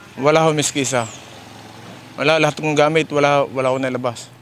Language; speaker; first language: Filipino; native; Filipino